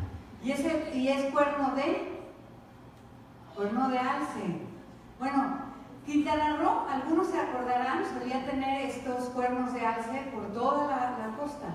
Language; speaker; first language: Spanish; native; Spanish